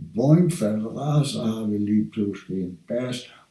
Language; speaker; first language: Danish; non-native, fluent; English